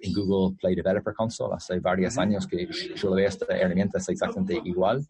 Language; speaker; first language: Spanish; non-native, fluent; English